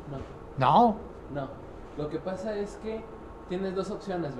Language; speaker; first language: Spanish; native; Spanish